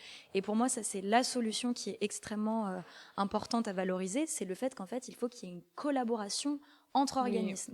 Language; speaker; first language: French; native; French